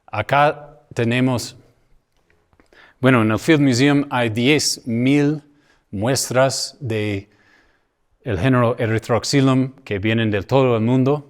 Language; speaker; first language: Spanish; non-native, fluent; English